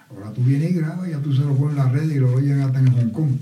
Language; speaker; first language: Spanish; native; Spanish